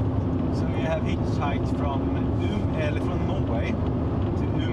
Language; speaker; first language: English; non-native, fluent; Swedish